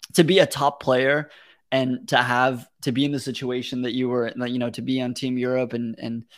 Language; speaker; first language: English; early bilingual, other home language; Russian